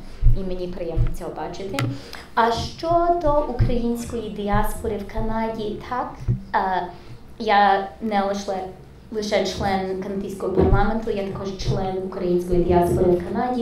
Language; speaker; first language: Ukrainian; early bilingual, heritage; English